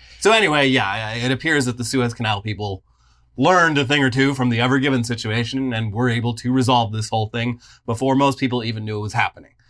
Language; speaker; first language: English; native; English